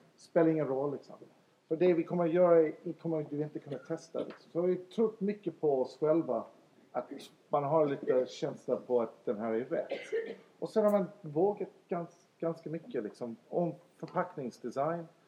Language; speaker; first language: Swedish; non-native, fluent; English